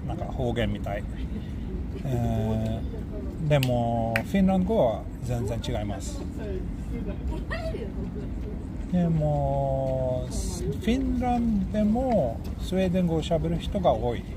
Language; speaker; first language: Japanese; non-native, fluent; Swedish